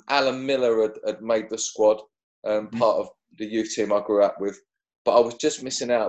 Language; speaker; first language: English; native; English